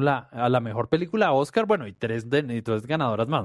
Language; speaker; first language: Spanish; native; Spanish